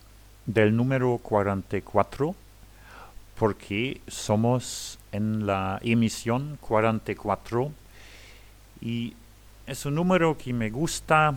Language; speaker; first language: Spanish; non-native, learner; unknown